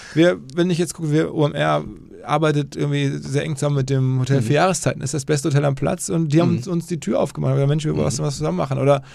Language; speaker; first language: German; native; German